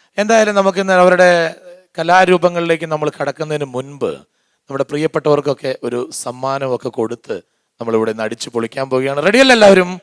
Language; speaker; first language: Malayalam; native; Malayalam